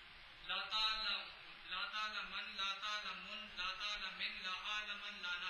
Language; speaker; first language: Arabic; non-native, learner; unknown